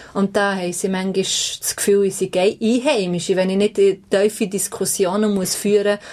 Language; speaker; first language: German; early bilingual, other home language; Albanian